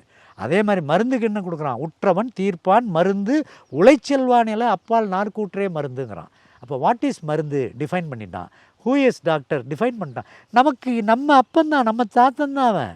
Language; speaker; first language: Tamil; native; Tamil